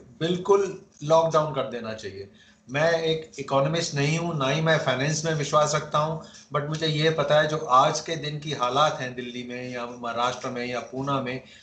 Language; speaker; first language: Hindi; native; Hindi